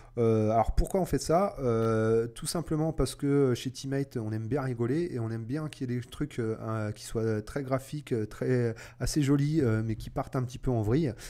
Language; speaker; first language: French; native; French